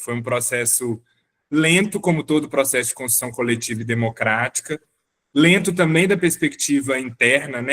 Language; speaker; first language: Portuguese; native; Portuguese